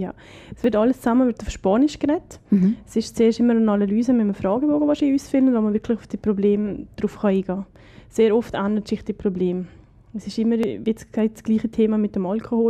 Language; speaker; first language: German; native; German